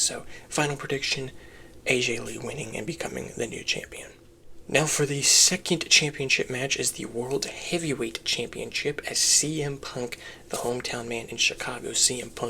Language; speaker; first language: English; native; English